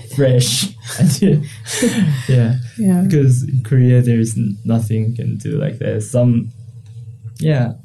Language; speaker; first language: English; non-native, learner; Korean